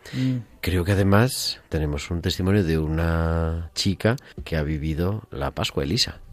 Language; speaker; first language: Spanish; native; Spanish